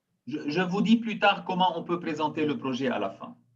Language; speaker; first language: French; non-native, local second language; Arabic